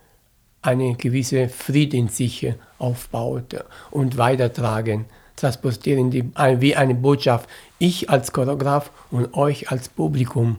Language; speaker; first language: German; non-native, fluent; Italian